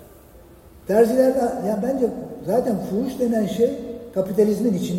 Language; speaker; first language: Turkish; native; Turkish